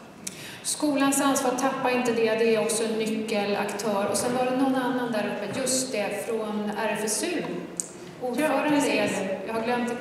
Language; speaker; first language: Swedish; native; Swedish